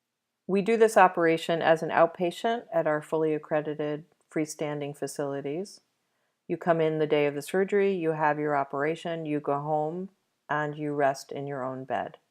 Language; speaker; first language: English; native; English